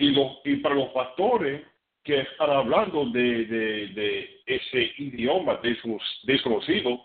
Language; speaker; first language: Spanish; non-native, fluent; English